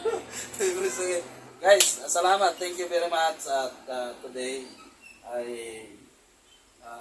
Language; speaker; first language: Filipino; native; Filipino